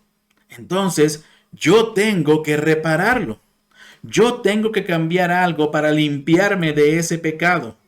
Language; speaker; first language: Spanish; non-native, fluent; English